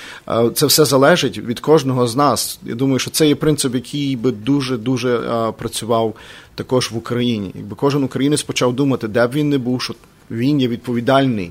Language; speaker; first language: Ukrainian; native; Ukrainian